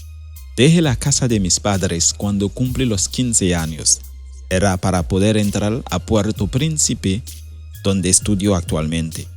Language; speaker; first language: Spanish; non-native, fluent; Haitian Creole